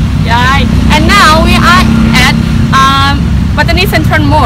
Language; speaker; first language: English; non-native, learner; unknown